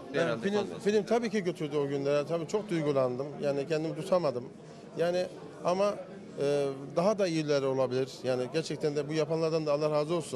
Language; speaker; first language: Turkish; native; Turkish